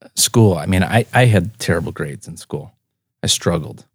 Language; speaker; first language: English; native; English